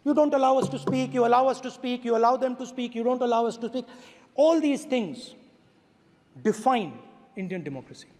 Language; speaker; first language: English; non-native, local second language; Hindi